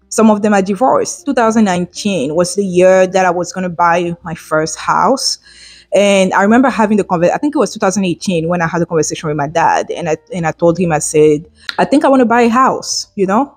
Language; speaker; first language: English; non-native, local second language; French